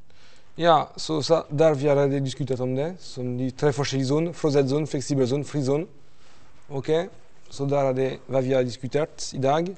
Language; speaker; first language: Norwegian; non-native, fluent; French